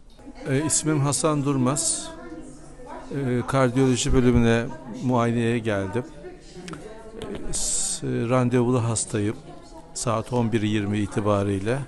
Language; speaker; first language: Turkish; native; Turkish